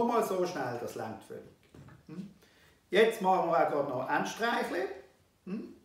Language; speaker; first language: German; native; German